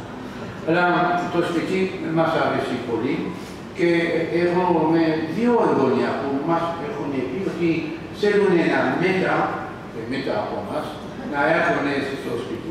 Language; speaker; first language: Greek; non-native, learner; French